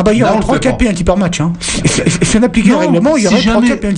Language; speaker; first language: French; native; French